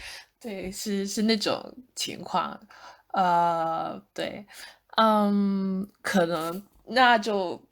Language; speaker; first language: Chinese; non-native, fluent; English